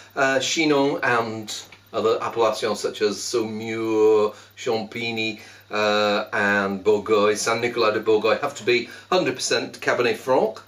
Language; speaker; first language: English; native; English